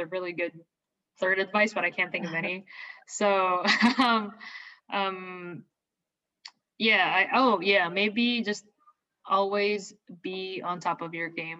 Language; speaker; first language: English; non-native, local second language; Filipino